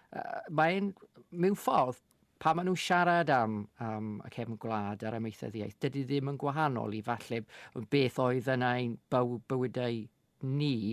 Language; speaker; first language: Welsh; non-native, fluent; English